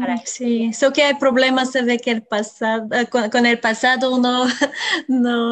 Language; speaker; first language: Spanish; non-native, learner; Bulgarian